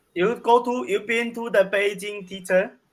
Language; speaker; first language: English; non-native, learner; Chinese